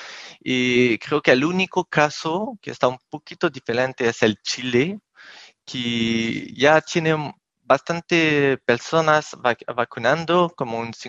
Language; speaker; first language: Spanish; non-native, fluent; French